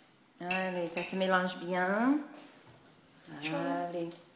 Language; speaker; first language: French; non-native, fluent; English